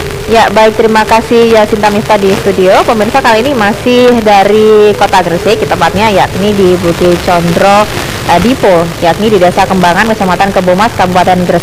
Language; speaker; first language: Indonesian; native; Indonesian